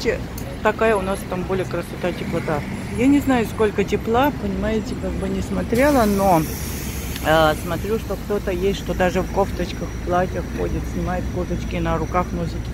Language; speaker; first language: Russian; native; Russian